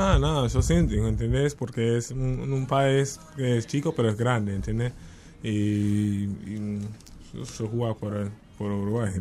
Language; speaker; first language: Spanish; non-native, learner; English